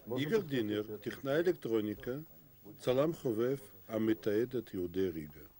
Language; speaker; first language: Hebrew; non-native, fluent; Russian